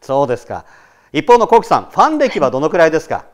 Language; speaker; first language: Japanese; native; Japanese